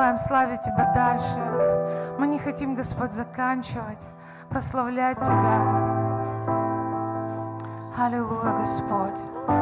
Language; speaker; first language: Russian; native; Russian